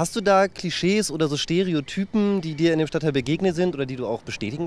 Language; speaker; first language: German; native; German